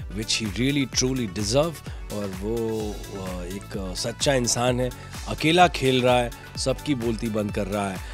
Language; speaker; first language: Hindi; native; Hindi